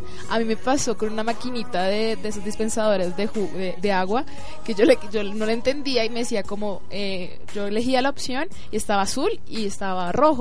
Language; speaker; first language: Spanish; native; Spanish